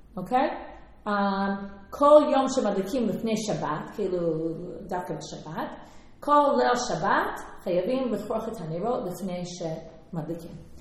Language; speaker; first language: Hebrew; non-native, fluent; English